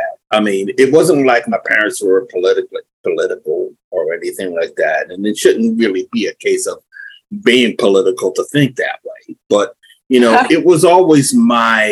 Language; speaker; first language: English; native; English